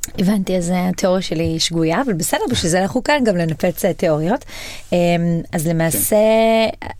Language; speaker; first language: Hebrew; native; Hebrew